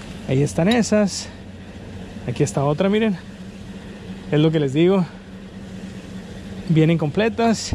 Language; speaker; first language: Spanish; native; Spanish